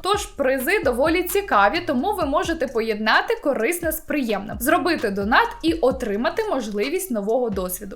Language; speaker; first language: Ukrainian; native; Ukrainian